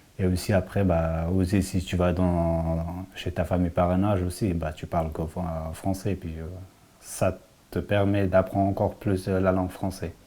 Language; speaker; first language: French; non-native, fluent; Persian